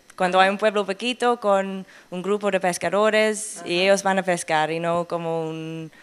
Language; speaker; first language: Spanish; non-native, learner; English